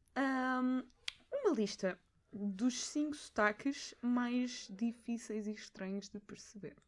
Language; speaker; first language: Portuguese; native; Portuguese